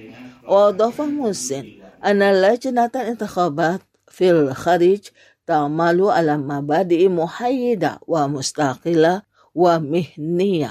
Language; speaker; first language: Arabic; non-native, fluent; Indonesian